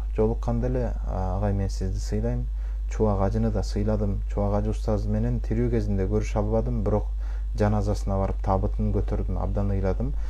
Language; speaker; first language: Kyrgyz; early bilingual, heritage; Kyrgyz